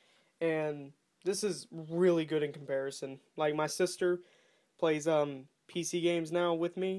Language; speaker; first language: English; native; English